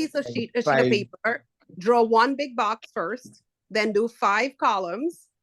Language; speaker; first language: English; native; English